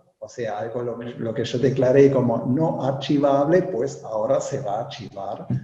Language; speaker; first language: Spanish; non-native, fluent; German